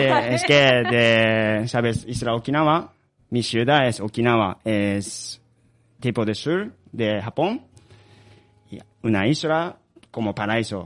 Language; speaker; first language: Spanish; non-native, learner; Japanese